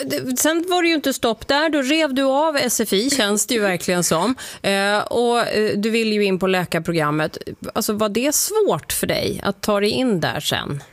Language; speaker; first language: Swedish; native; Swedish